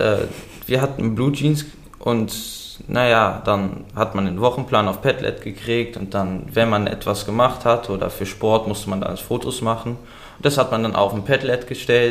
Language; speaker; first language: German; early bilingual, other home language; Dutch